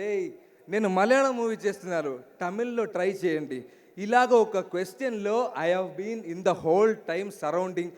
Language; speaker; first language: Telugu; non-native, learner; Malayalam